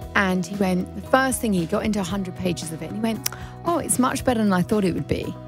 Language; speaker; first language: English; native; English